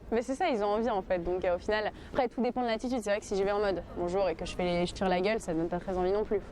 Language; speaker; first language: French; native; French